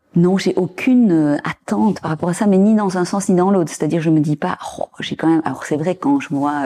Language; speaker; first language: French; native; French